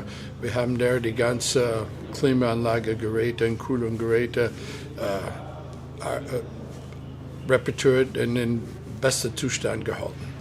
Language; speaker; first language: German; non-native, fluent; English